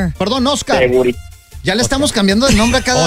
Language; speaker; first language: Spanish; native; Spanish